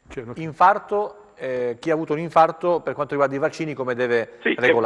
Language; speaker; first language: Italian; native; Italian